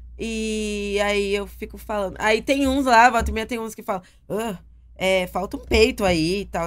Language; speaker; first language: Portuguese; native; Portuguese